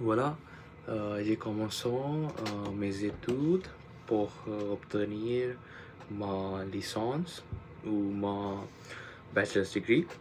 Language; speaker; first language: French; non-native, learner; Punjabi